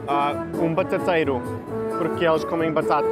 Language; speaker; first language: Portuguese; native; Portuguese